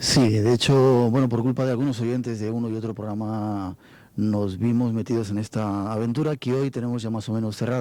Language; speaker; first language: Spanish; native; Spanish